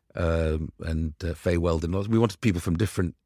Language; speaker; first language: English; early bilingual, other home language; Arabic